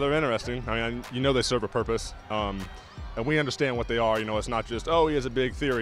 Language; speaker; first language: English; native; English